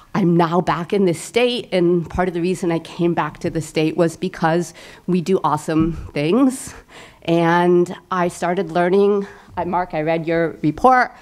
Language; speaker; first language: English; native; English